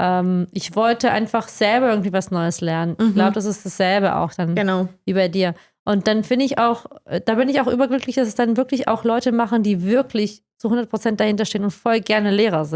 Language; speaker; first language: German; native; German